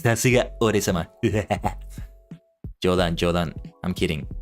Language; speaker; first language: Japanese; non-native, learner; English